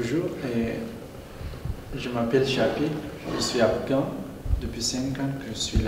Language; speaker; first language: French; non-native, learner; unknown